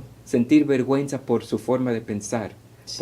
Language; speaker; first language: Spanish; early bilingual, heritage; Spanish